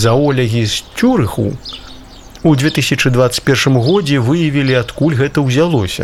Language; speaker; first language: Belarusian; native; Belarusian